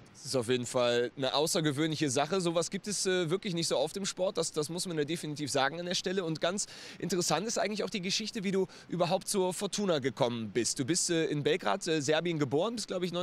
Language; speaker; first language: German; native; German